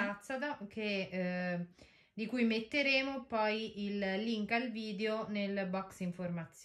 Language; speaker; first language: Italian; native; Italian